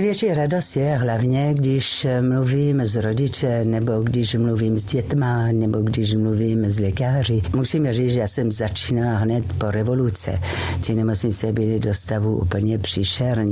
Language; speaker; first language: Czech; non-native, fluent; French